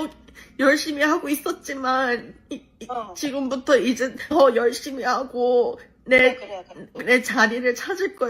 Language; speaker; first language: Korean; early bilingual, heritage; English